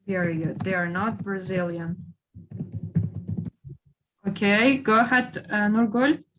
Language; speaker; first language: English; non-native, fluent; Kyrgyz